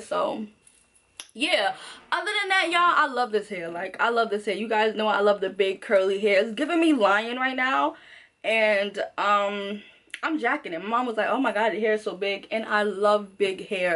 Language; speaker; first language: English; native; English